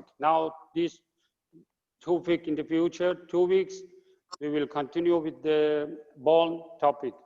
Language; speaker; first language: English; non-native, fluent; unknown